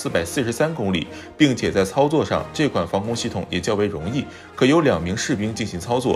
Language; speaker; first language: Chinese; native; Chinese